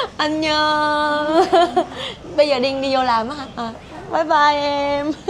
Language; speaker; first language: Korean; non-native, fluent; Vietnamese